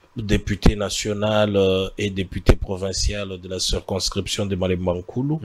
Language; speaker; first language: French; non-native, local second language; Swahili